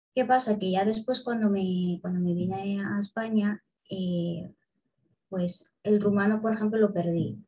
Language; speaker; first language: Spanish; early bilingual, other home language; Russian